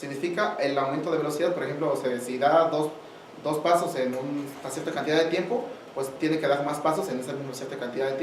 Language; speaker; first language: Spanish; native; Spanish